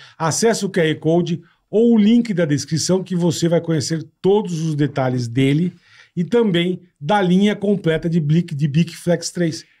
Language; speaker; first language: Portuguese; native; Portuguese